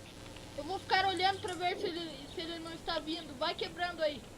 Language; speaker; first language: Portuguese; native; Portuguese